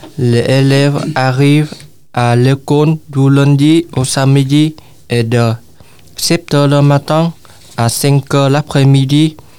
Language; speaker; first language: French; non-native, learner; Vietnamese